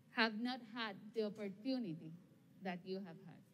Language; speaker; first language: English; non-native, local second language; Spanish